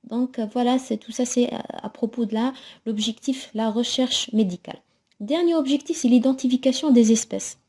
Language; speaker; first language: French; non-native, local second language; Arabic